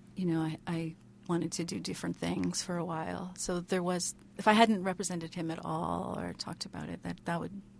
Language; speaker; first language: English; native; English